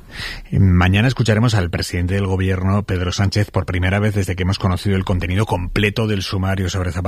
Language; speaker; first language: Spanish; native; Spanish